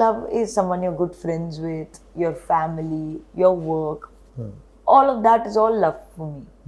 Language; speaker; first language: Telugu; non-native, learner; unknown